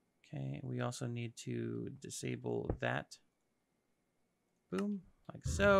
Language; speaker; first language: English; native; English